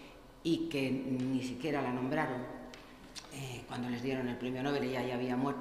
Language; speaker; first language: Spanish; native; Spanish